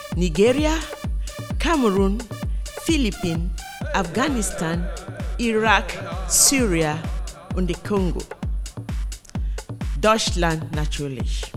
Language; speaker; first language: German; non-native, fluent; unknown